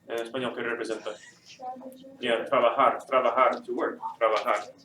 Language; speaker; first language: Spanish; non-native, fluent; English